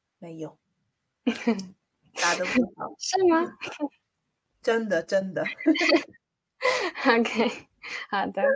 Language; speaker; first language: Chinese; non-native, learner; Spanish